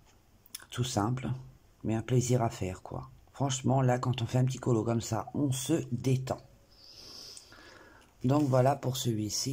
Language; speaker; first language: French; native; French